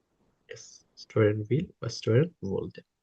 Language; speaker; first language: German; non-native, learner; Bangla